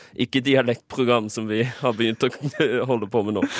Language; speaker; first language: Norwegian; native; Norwegian